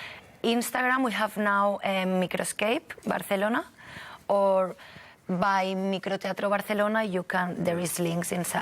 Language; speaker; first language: English; non-native, learner; Catalan